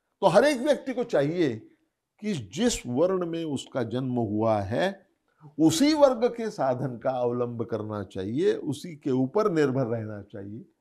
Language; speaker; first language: Hindi; non-native, local second language; Marathi